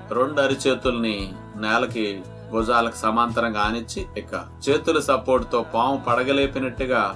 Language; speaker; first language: Telugu; native; Telugu